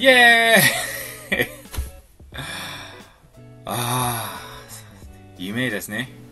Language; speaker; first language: Japanese; non-native, learner; English